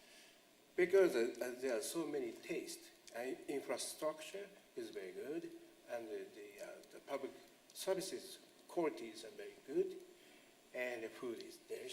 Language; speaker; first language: English; non-native, fluent; Japanese